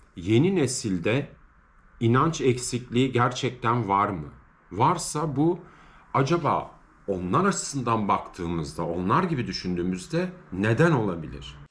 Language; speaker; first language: Turkish; native; Turkish